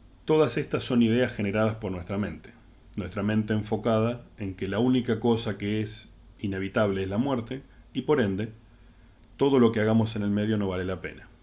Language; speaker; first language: Spanish; native; Spanish